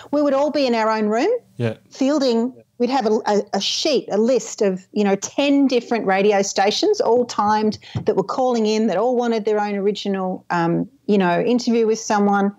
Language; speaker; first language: English; native; English